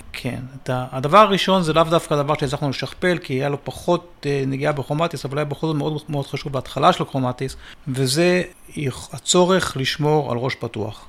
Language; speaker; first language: Hebrew; native; Hebrew